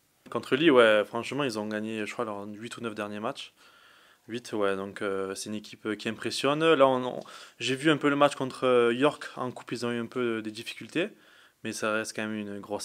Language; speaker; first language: French; native; French